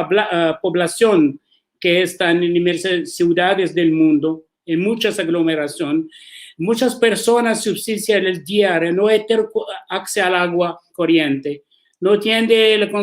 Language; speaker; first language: Spanish; non-native, learner; Arabic